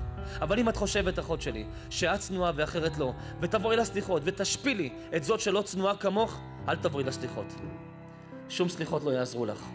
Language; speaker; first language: Hebrew; native; Hebrew